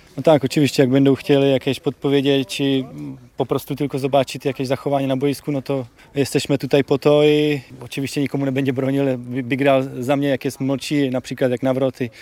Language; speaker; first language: Polish; non-native, fluent; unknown